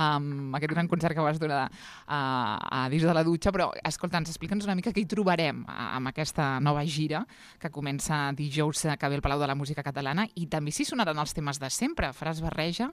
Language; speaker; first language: Catalan; native; Catalan